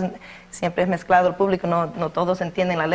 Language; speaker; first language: Spanish; early bilingual, heritage; Spanish